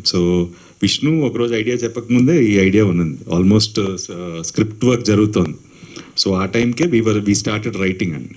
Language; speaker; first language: Telugu; native; Telugu